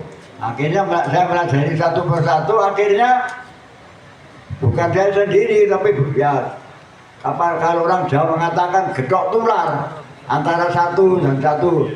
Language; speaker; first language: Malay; non-native, local second language; Javanese